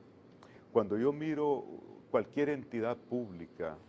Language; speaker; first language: Spanish; native; Spanish